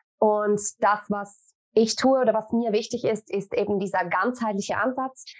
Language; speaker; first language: German; native; German